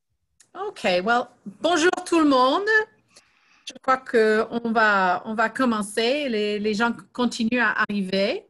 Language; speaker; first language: French; non-native, fluent; English